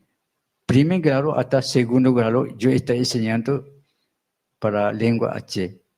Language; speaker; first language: Spanish; non-native, local second language; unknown